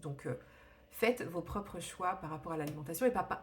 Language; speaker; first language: French; native; French